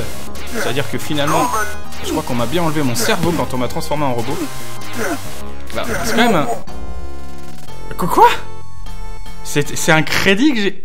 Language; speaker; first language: French; native; French